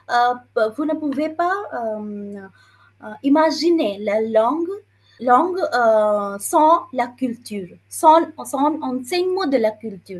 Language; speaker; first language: French; non-native, fluent; Bangla